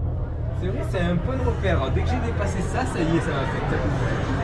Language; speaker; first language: French; native; French